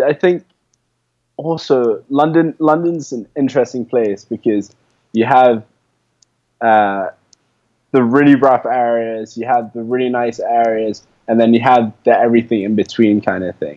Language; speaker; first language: English; native; English